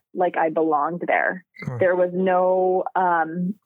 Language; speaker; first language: English; native; English